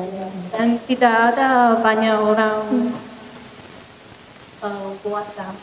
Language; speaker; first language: Indonesian; non-native, fluent; Chinese